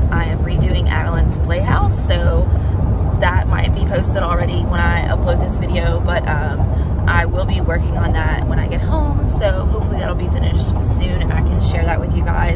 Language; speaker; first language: English; native; English